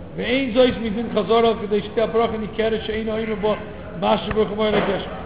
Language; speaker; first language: Hebrew; non-native, fluent; English